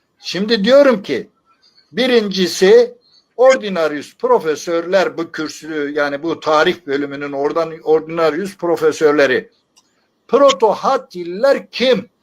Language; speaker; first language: Turkish; non-native, local second language; Zaza